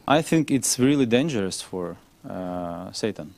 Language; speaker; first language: English; non-native, learner; Ukrainian